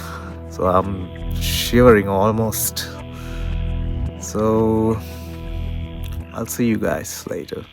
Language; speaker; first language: English; non-native, local second language; Sinhala